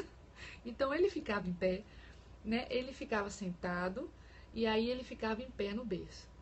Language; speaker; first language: Portuguese; native; Portuguese